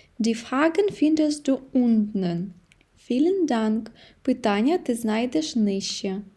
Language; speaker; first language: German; non-native, fluent; Ukrainian